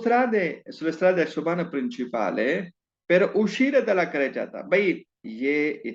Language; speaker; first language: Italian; non-native, fluent; Urdu